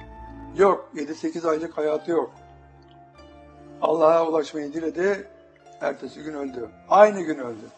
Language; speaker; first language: Turkish; native; Turkish